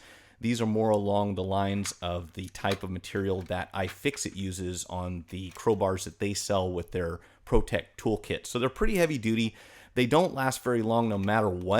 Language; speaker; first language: English; native; English